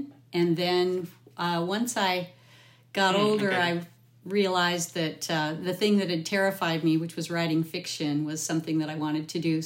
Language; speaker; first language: English; native; English